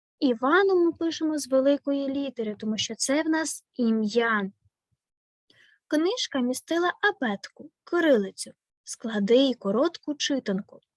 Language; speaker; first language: Ukrainian; native; Ukrainian